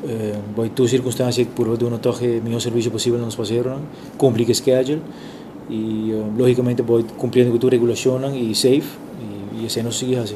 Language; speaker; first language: Italian; non-native, learner; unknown